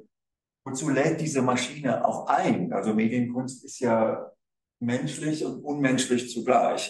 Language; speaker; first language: German; native; German